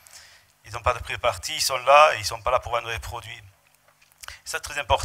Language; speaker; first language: French; native; French